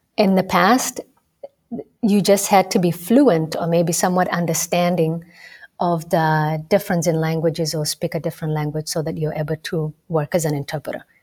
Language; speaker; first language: English; non-native, local second language; Somali